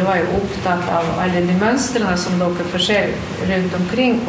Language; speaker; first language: Norwegian; non-native, fluent; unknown